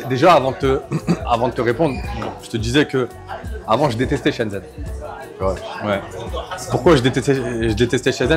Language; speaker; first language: French; native; French